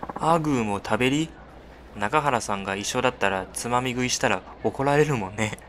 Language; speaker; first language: Japanese; non-native, fluent; Chinese